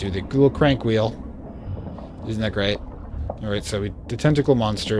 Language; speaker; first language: English; native; English